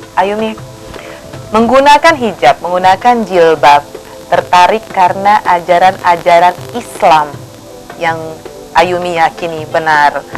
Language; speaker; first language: Indonesian; native; Indonesian